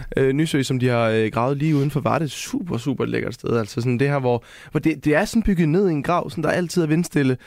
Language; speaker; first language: Danish; native; Danish